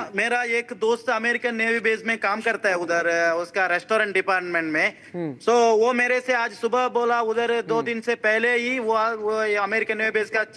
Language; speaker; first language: Hindi; non-native, local second language; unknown